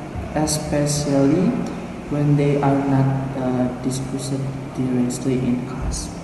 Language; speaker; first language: English; non-native, learner; Indonesian